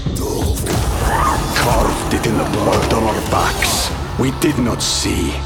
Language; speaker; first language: English; native; English